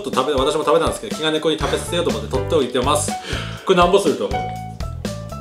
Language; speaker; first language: Japanese; native; Japanese